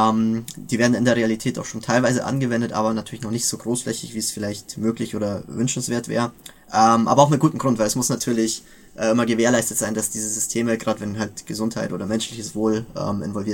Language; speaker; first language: German; native; German